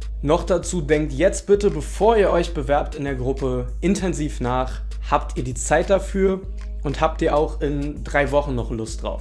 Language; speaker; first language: German; native; German